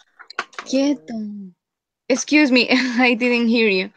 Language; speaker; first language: English; non-native, fluent; Spanish